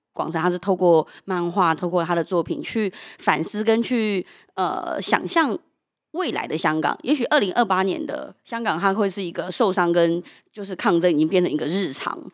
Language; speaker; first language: Chinese; native; Chinese